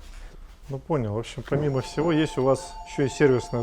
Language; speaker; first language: Russian; native; Russian